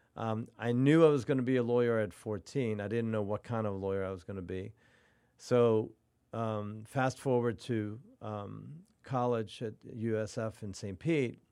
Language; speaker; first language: English; non-native, fluent; Norwegian